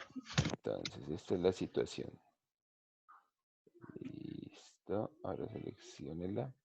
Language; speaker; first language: Spanish; native; Spanish